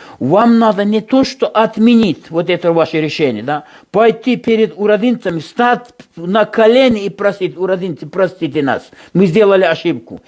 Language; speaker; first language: Russian; non-native, local second language; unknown